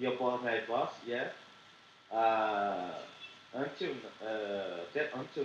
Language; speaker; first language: English; non-native, learner; Portuguese